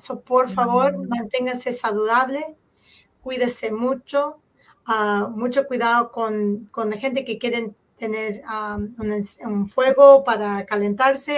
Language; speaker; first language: Spanish; early bilingual, heritage; Spanish